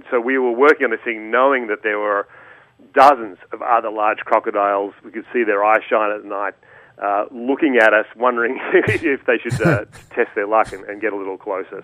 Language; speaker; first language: English; native; English